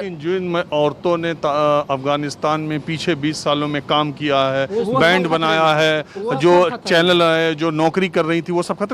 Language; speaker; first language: Hindi; native; Hindi